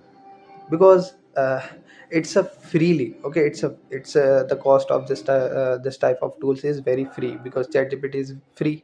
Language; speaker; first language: English; non-native, learner; Hindi